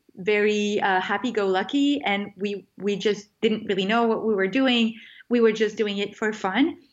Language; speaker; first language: English; non-native, fluent; French